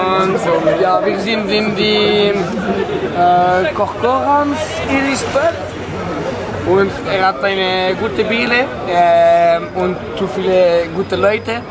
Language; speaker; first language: German; non-native, learner; French